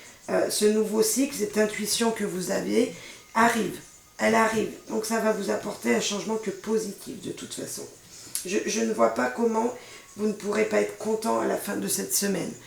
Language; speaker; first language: French; native; French